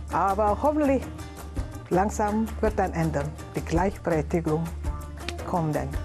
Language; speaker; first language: German; non-native, learner; Indonesian